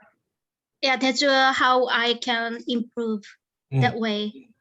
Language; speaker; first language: English; non-native, fluent; Korean